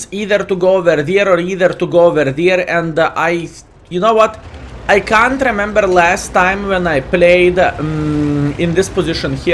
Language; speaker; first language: English; non-native, fluent; Lithuanian